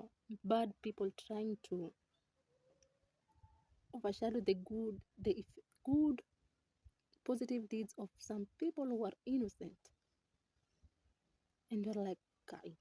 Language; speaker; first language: English; non-native, local second language; Swahili